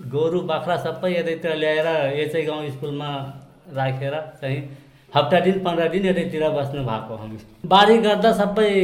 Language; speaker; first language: Nepali; non-native, local second language; Rana Tharu